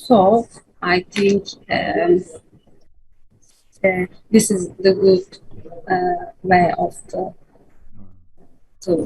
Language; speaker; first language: English; non-native, learner; Turkish